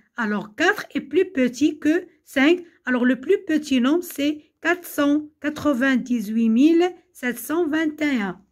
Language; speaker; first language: French; non-native, local second language; Arabic